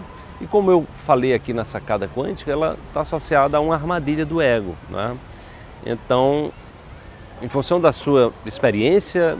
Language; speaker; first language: Portuguese; native; Portuguese